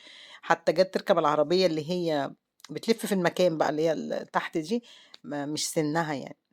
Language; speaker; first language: Arabic; native; Arabic